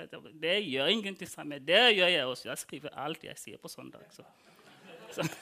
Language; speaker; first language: Norwegian; non-native, fluent; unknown